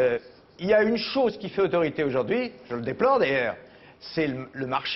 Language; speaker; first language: French; native; French